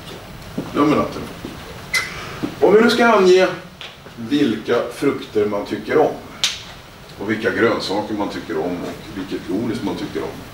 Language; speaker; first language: Swedish; native; Swedish